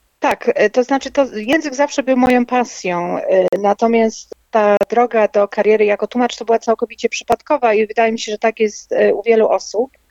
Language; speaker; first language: Polish; native; Polish